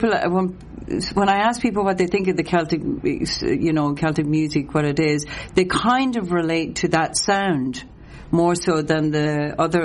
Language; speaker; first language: English; non-native, local second language; Irish